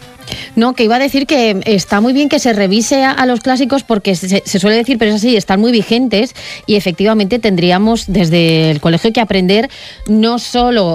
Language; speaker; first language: Spanish; native; Spanish